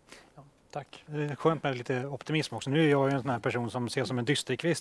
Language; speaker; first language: Swedish; native; Swedish